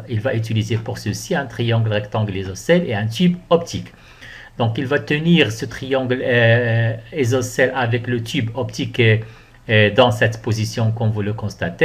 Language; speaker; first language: French; non-native, local second language; Arabic